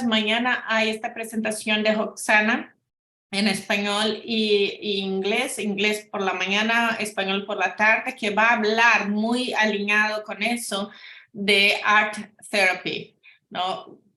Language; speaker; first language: Spanish; non-native, fluent; Portuguese